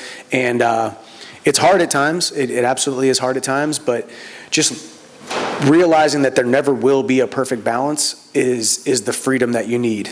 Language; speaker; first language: English; native; English